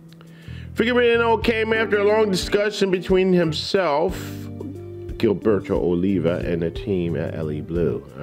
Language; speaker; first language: English; native; English